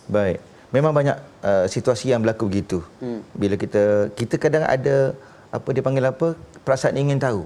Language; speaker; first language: Malay; native; Malay